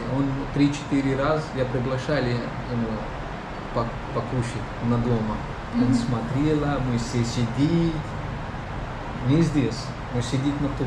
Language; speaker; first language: Russian; non-native, learner; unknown